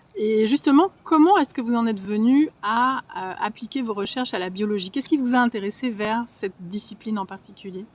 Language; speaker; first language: French; native; French